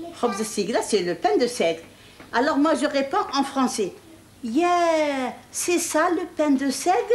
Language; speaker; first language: French; non-native, local second language; Arabic